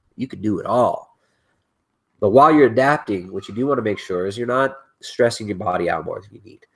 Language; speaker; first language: English; native; English